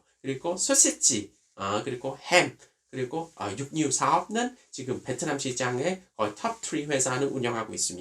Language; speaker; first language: Korean; non-native, fluent; Vietnamese